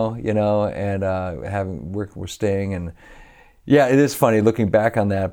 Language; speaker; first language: English; native; English